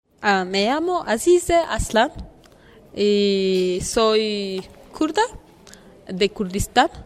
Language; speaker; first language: Spanish; non-native, learner; Kurdish